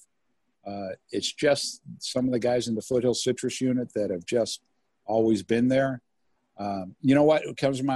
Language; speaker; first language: English; native; English